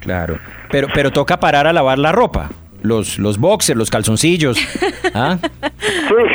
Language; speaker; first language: Spanish; native; Spanish